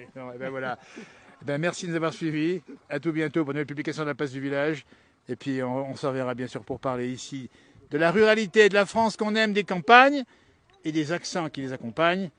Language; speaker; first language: French; native; French